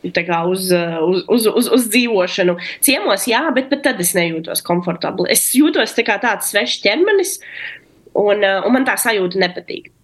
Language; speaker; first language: Latvian; non-native, local second language; Russian